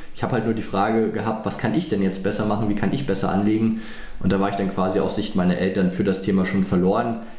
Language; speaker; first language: German; native; German